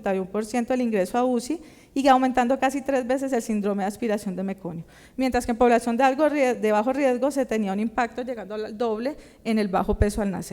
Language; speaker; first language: Spanish; native; Spanish